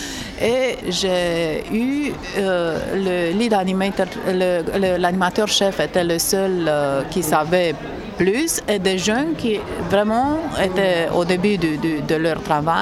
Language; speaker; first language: French; non-native, fluent; Romanian